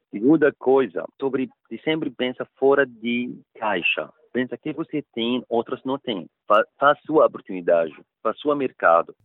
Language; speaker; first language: Portuguese; non-native, learner; Arabic